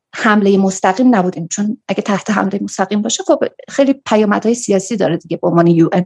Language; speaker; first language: Persian; native; Persian